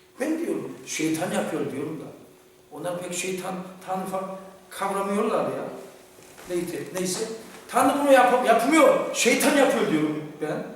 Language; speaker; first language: Turkish; non-native, fluent; Korean